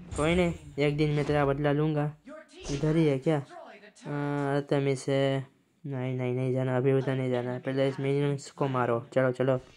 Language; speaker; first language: Hindi; non-native, local second language; Gujarati